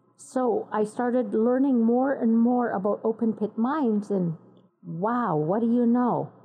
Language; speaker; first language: English; native; English